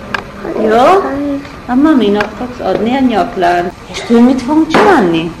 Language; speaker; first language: Hungarian; non-native, learner; Hebrew